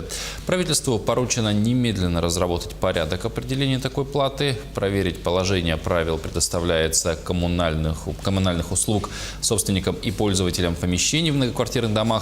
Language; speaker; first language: Russian; native; Russian